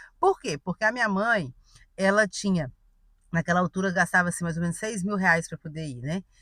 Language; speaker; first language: Portuguese; native; Portuguese